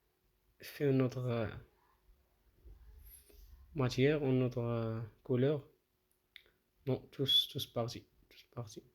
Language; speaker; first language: French; non-native, local second language; Arabic